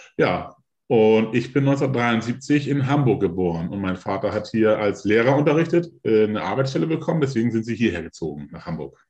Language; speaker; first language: German; early bilingual, other home language; Lithuanian